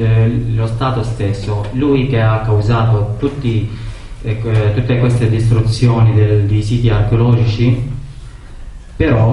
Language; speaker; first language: Italian; non-native, learner; Arabic